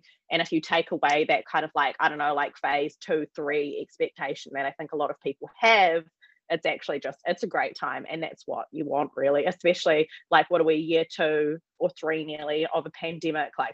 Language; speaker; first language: English; native; English